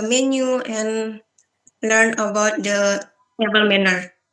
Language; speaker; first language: English; non-native, learner; Balinese